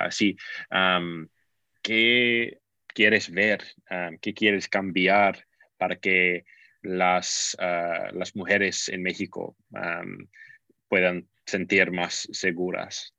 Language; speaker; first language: Spanish; non-native, fluent; English